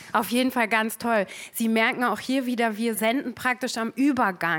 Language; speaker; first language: German; native; German